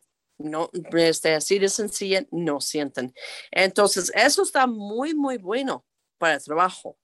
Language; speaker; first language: Spanish; non-native, fluent; English